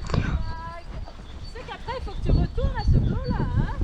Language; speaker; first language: French; native; French